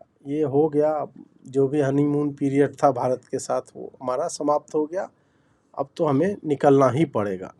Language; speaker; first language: Hindi; native; Hindi